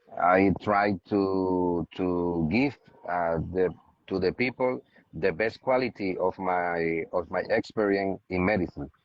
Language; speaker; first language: English; non-native, learner; Spanish